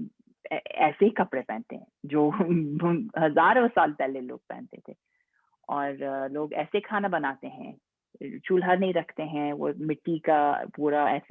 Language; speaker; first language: Hindi; non-native, fluent; English